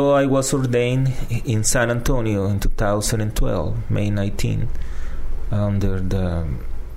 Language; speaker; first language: English; non-native, fluent; Spanish